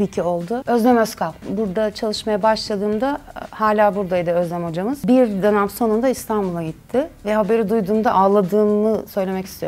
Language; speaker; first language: Turkish; native; Turkish